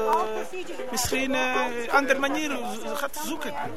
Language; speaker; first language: Dutch; non-native, learner; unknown